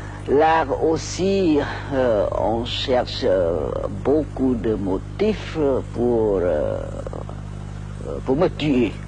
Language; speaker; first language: French; non-native, local second language; Khmer